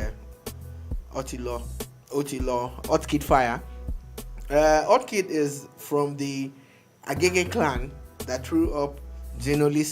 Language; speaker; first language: English; non-native, local second language; Yoruba